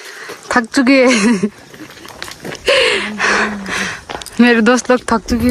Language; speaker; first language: Nepali; native; Nepali